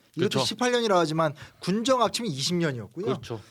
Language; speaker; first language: Korean; native; Korean